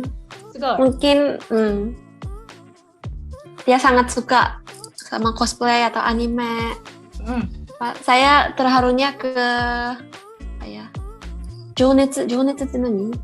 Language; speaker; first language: Indonesian; non-native, fluent; Japanese